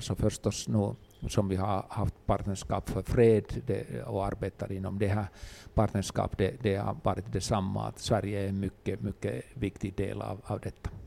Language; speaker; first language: Swedish; non-native, local second language; Finnish